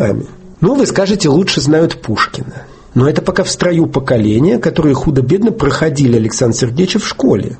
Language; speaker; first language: Russian; native; Russian